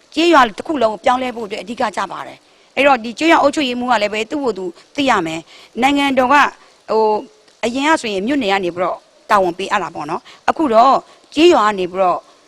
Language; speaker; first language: Burmese; non-native, local second language; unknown